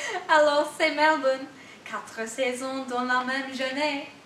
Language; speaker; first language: French; non-native, learner; English